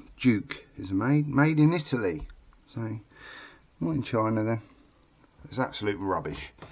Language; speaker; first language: English; native; English